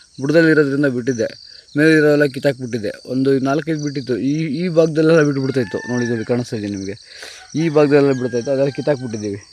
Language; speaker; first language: Kannada; native; Kannada